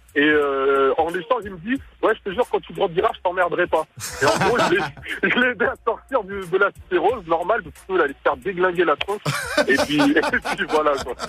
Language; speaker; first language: French; native; French